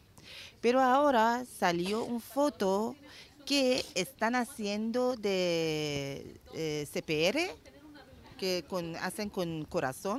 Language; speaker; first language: Spanish; non-native, learner; Persian